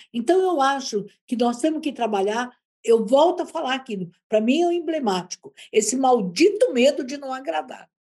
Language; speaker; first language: Portuguese; native; Portuguese